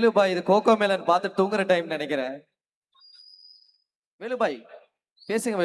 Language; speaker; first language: Tamil; native; Tamil